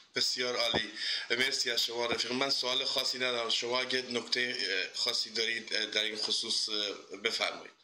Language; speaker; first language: Persian; non-native, local second language; Kurdish